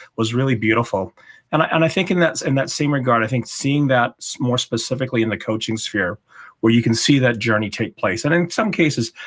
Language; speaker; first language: English; native; English